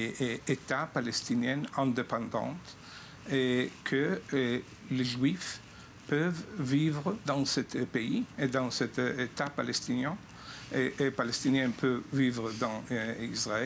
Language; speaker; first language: French; non-native, fluent; Hebrew